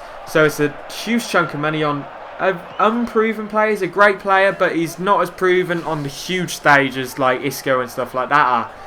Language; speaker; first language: English; native; English